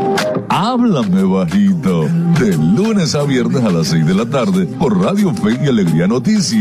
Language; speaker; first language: Spanish; native; Spanish